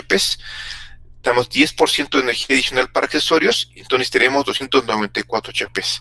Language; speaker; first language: Spanish; native; Spanish